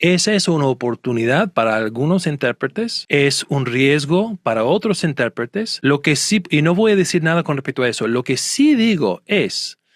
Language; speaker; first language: Spanish; non-native, fluent; English